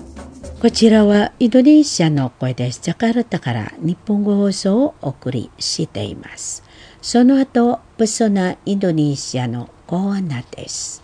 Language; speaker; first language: Japanese; non-native, fluent; Indonesian